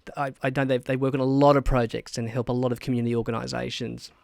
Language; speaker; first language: English; native; English